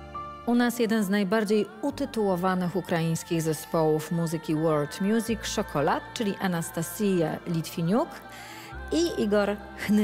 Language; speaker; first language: Polish; native; Polish